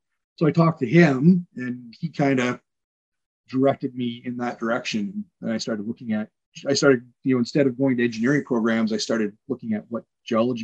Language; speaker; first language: English; native; English